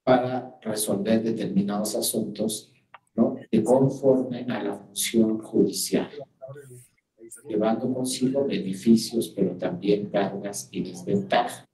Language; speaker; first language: Spanish; native; Spanish